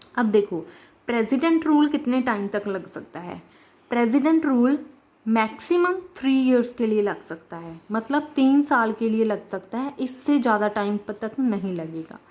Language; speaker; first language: Hindi; native; Hindi